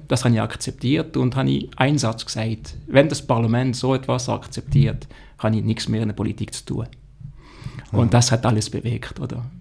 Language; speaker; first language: German; non-native, local second language; French